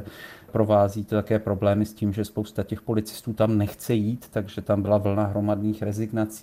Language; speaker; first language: Czech; native; Czech